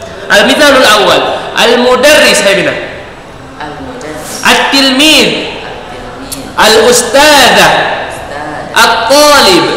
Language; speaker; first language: Arabic; non-native, fluent; Indonesian